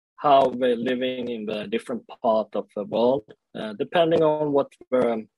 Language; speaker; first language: English; early bilingual, other home language; Swedish